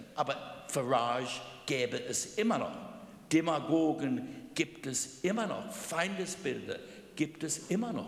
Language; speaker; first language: German; non-native, fluent; English